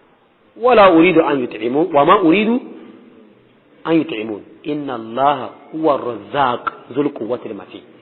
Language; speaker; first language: Arabic; non-native, fluent; Yoruba